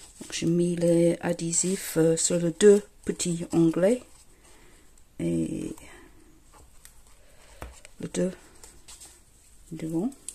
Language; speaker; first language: French; non-native, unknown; English